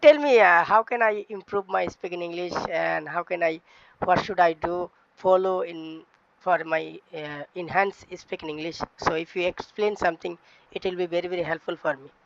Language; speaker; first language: English; non-native, learner; Bangla